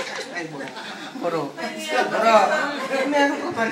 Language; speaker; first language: Filipino; non-native, local second language; Pampanga